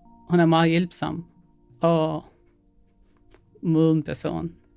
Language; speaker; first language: Danish; non-native, fluent; Arabic